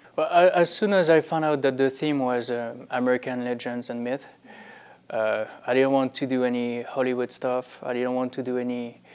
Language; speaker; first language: English; non-native, fluent; French